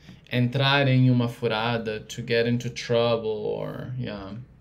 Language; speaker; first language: Portuguese; native; Portuguese